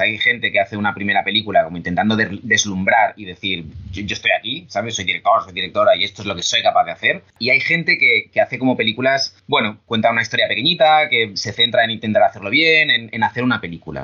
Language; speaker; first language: Spanish; native; Spanish